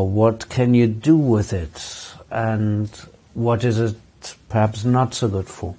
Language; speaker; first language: English; non-native, fluent; German